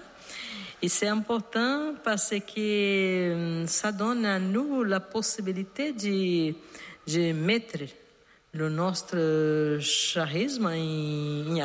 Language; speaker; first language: French; non-native, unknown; Portuguese